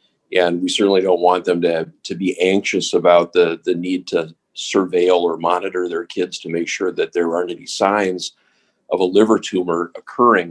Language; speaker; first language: English; native; English